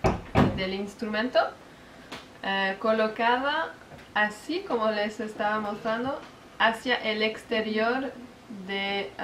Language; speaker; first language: Spanish; non-native, fluent; French